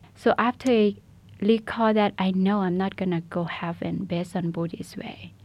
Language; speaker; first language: English; non-native, fluent; Burmese